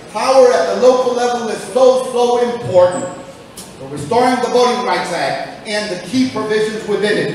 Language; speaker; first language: English; early bilingual, other home language; Spanish